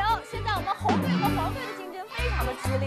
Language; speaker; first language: Chinese; native; Chinese